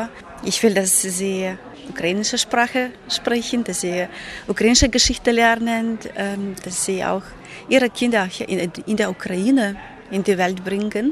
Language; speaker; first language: German; non-native, fluent; Ukrainian